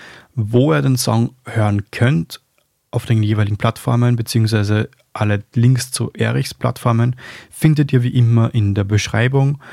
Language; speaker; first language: German; native; German